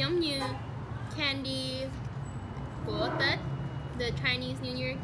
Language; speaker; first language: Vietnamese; early bilingual, heritage; English